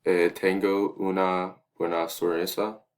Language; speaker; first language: Spanish; non-native, learner; English